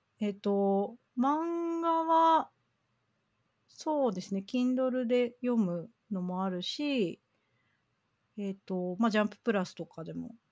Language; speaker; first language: Japanese; native; Japanese